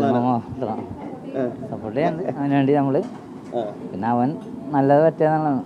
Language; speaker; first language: Malayalam; non-native, local second language; Odia